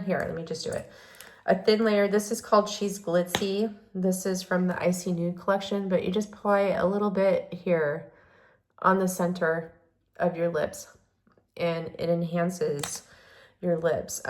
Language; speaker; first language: English; native; English